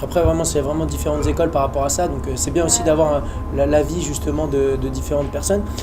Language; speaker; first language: French; native; French